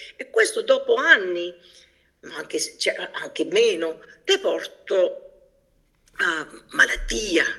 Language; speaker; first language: Italian; early bilingual, heritage; Italian